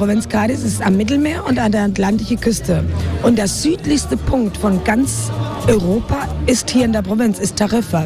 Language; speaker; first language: German; non-native, fluent; Spanish